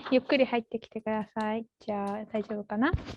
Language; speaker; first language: Japanese; native; Japanese